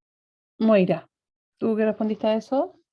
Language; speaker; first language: Spanish; native; Spanish